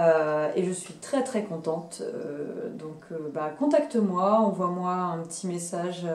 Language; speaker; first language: French; native; French